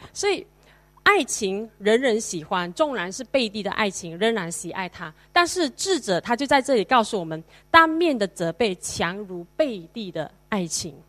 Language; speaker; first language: Chinese; native; Chinese